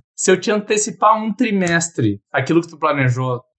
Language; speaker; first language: Portuguese; native; Portuguese